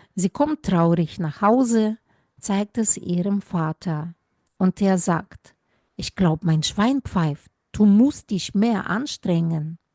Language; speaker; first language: German; non-native, fluent; Russian